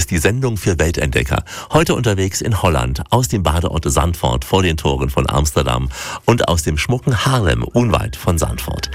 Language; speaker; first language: German; native; German